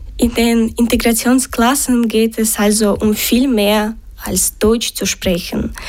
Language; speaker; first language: German; non-native, learner; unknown